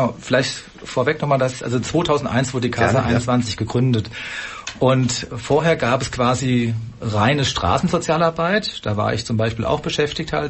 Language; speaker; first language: German; native; German